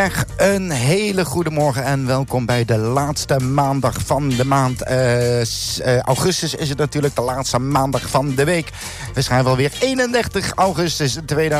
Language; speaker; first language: Dutch; native; Dutch